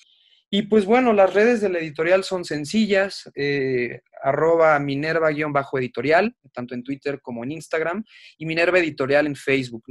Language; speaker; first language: Spanish; native; Spanish